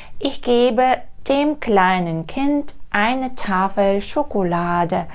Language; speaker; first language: German; non-native, fluent; Ukrainian